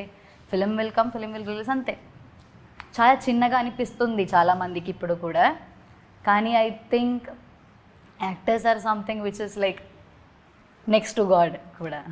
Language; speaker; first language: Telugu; non-native, learner; Malayalam